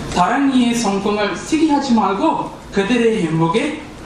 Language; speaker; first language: Korean; non-native, fluent; Sinhala